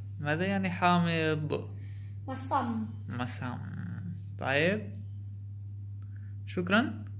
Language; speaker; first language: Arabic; non-native, fluent; Malay